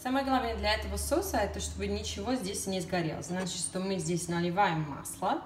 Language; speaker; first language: Russian; non-native, fluent; Italian